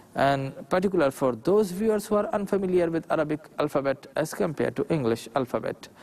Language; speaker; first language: English; non-native, local second language; Urdu